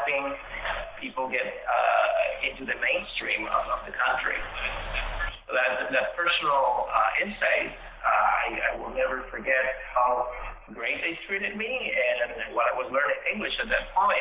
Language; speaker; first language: English; non-native, fluent; Spanish